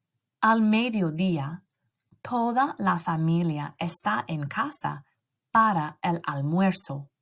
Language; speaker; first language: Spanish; non-native, learner; English